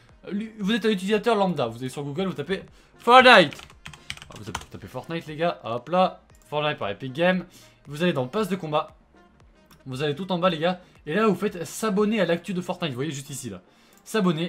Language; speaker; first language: French; native; French